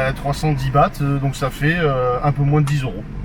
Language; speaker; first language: French; native; French